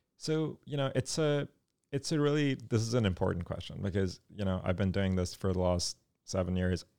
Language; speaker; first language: English; non-native, local second language; Urdu